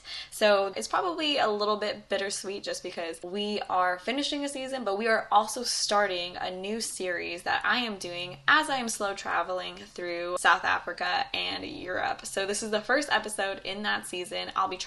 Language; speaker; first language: English; native; English